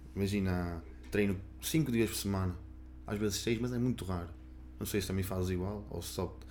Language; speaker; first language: Portuguese; native; Portuguese